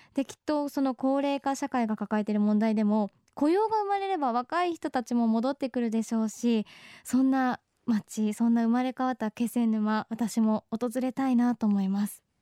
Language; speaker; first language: Japanese; native; Japanese